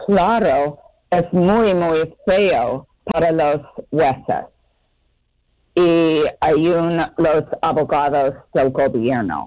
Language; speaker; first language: Spanish; non-native, learner; English